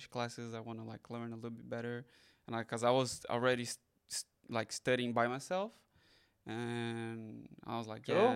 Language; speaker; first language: English; non-native, fluent; Portuguese